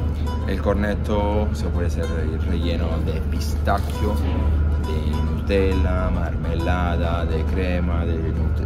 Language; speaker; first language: Spanish; non-native, fluent; Italian